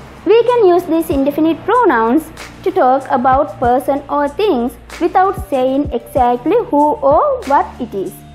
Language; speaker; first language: English; non-native, local second language; Sinhala